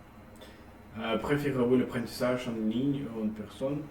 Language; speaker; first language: French; non-native, learner; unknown